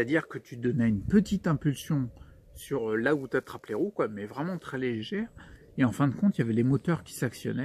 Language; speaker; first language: French; native; French